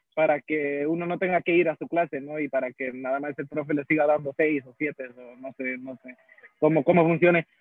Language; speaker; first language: Spanish; early bilingual, heritage; Spanish